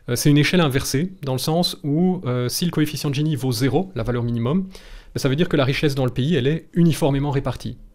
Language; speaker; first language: French; native; French